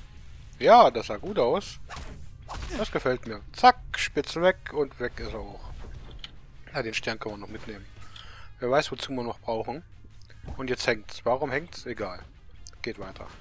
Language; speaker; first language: German; native; German